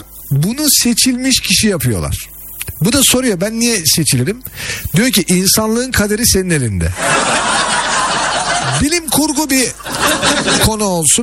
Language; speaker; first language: Turkish; native; Turkish